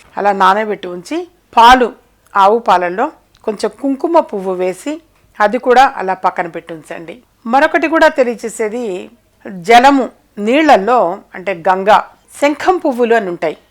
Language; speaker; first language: Telugu; native; Telugu